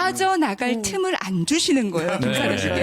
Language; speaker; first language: Korean; native; Korean